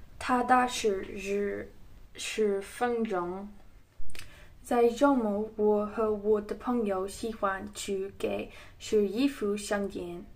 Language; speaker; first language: Chinese; non-native, learner; English